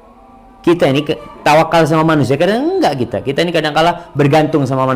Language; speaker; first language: Indonesian; native; Indonesian